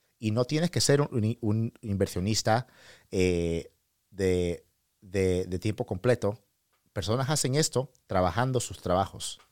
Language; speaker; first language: Spanish; early bilingual, heritage; Spanish